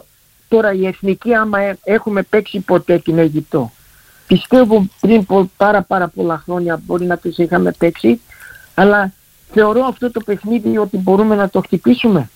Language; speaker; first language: Greek; early bilingual, heritage; Greek